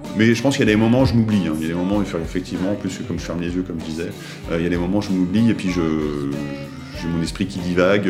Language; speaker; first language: French; native; French